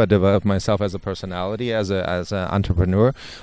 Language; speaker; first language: English; non-native, fluent; German